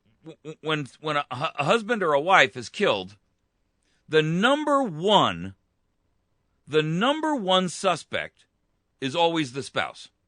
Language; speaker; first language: English; native; English